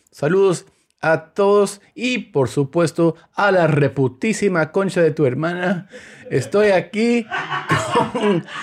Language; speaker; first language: Spanish; early bilingual, heritage; Spanish